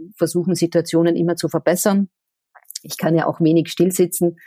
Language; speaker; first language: German; native; German